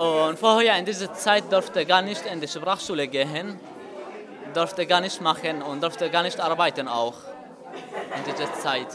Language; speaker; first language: German; non-native, learner; Arabic